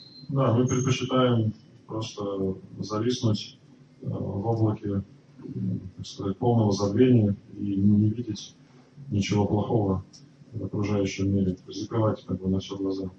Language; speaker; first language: Russian; native; Russian